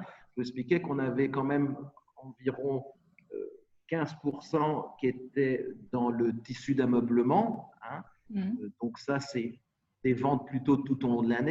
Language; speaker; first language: French; native; French